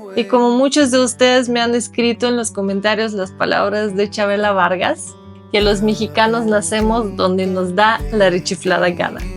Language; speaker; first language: Spanish; non-native, fluent; Russian